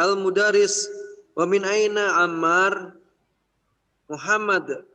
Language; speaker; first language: Arabic; non-native, learner; Indonesian